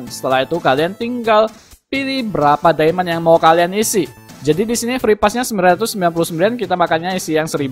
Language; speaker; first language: Indonesian; native; Indonesian